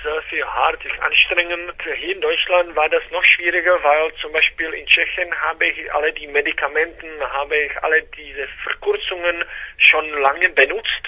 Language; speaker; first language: German; non-native, fluent; Czech